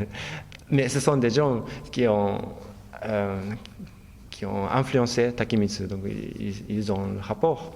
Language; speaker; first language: French; non-native, fluent; Japanese